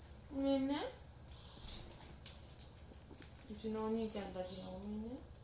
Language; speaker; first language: Japanese; native; Japanese